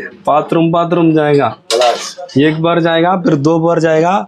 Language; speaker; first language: Hindi; non-native, local second language; Tamil